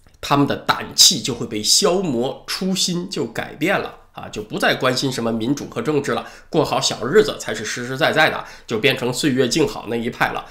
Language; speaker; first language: Chinese; native; Chinese